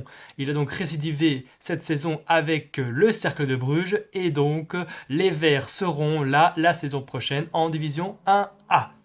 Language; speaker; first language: French; native; French